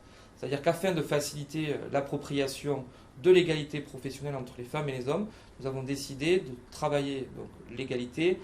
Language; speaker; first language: French; native; French